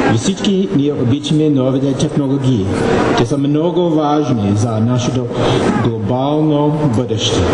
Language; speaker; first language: Bulgarian; non-native, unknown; English